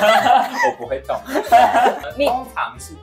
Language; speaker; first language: Chinese; native; Chinese